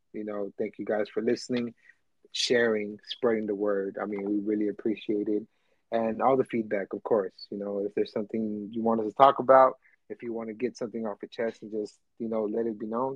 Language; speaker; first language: English; early bilingual, other home language; Spanish